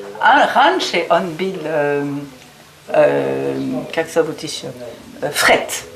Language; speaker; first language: Russian; early bilingual, heritage; Russian